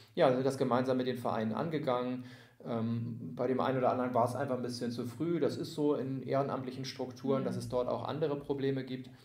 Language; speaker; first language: German; native; German